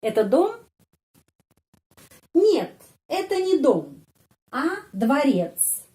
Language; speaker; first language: Russian; non-native, fluent; Indonesian